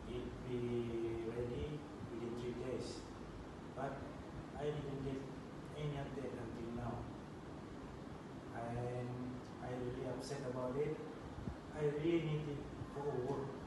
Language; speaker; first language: English; non-native, fluent; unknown